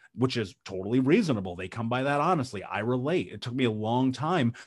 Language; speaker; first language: English; native; English